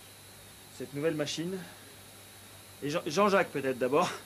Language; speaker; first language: French; native; French